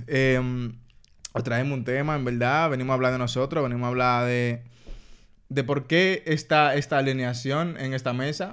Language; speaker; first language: Spanish; native; Spanish